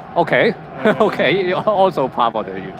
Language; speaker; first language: English; non-native, learner; Cantonese